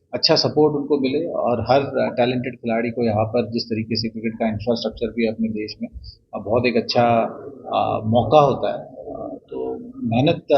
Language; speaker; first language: Hindi; non-native, local second language; Marathi